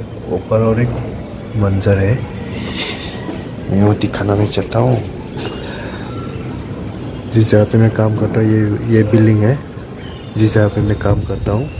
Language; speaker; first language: Hindi; non-native, local second language; Kok Borok